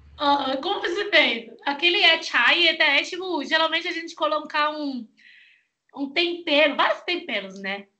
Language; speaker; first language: Portuguese; non-native, fluent; Chinese